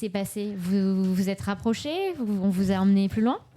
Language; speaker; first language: French; native; French